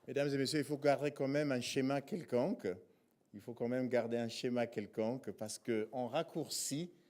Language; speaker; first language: French; non-native, fluent; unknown